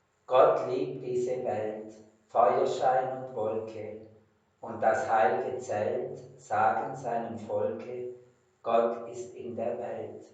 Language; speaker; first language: German; native; German